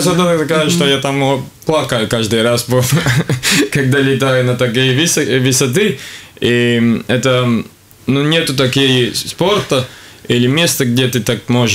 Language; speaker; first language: Russian; non-native, local second language; Latvian